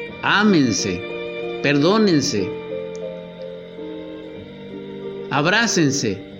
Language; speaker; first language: Spanish; native; Spanish